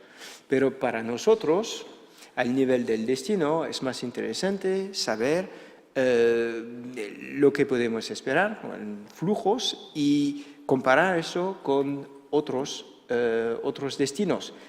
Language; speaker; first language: Spanish; non-native, fluent; Dutch